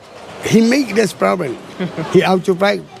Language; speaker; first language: English; non-native, learner; Burmese